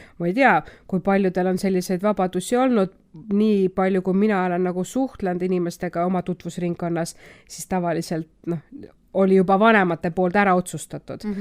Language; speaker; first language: Estonian; non-native, local second language; Russian